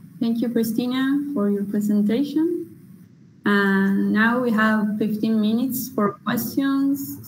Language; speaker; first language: English; non-native, fluent; Spanish